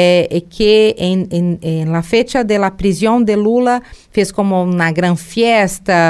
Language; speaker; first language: Spanish; non-native, learner; Portuguese